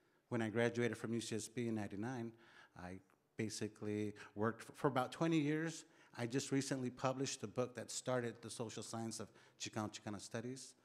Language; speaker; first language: English; early bilingual, other home language; Spanish